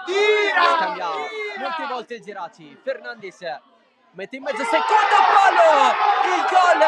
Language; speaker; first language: Italian; native; Italian